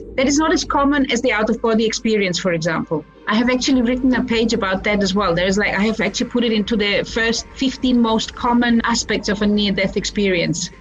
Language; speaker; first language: English; early bilingual, other home language; Croatian